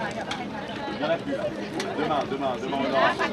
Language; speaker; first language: French; native; French